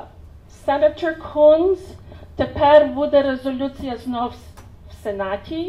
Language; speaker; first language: Ukrainian; early bilingual, heritage; Ukrainian